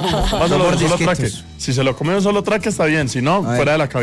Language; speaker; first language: Spanish; native; Spanish